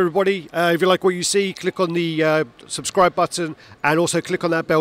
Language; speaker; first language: English; native; English